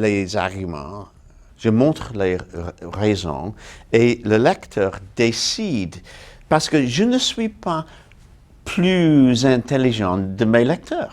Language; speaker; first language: French; non-native, fluent; English